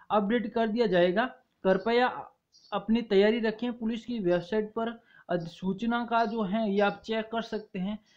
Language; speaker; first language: Hindi; native; Hindi